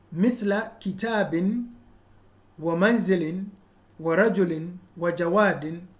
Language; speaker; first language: Arabic; non-native, fluent; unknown